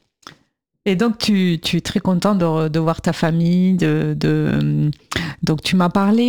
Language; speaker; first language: French; native; French